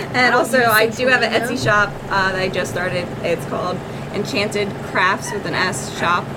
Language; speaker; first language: English; native; English